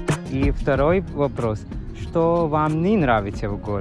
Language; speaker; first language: Russian; non-native, learner; Malayalam